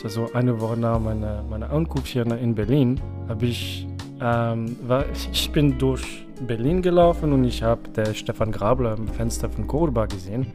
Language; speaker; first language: German; non-native, fluent; French